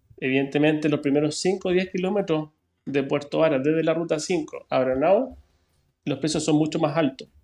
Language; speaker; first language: Spanish; native; Spanish